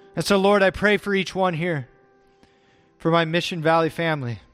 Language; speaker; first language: English; native; English